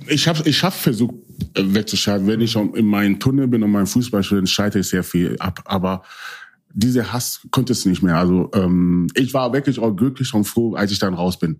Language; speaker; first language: German; early bilingual, other home language; Akan